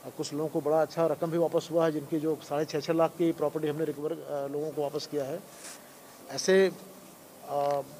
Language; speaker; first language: Hindi; non-native, local second language; Marathi